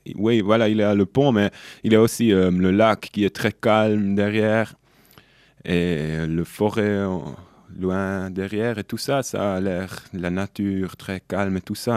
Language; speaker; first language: French; non-native, local second language; German